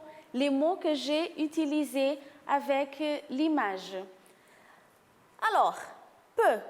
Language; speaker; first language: French; non-native, fluent; Portuguese